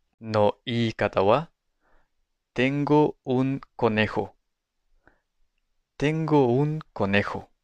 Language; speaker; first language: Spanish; non-native, fluent; Japanese